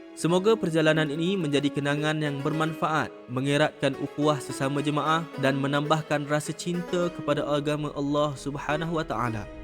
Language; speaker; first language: Malay; native; Malay